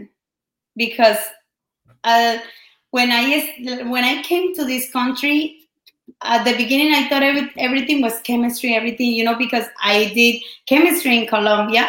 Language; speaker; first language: English; non-native, fluent; Spanish